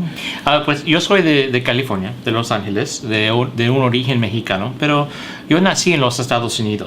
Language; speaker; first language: Spanish; early bilingual, heritage; English